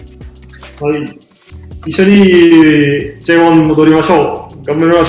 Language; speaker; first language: Japanese; non-native, learner; German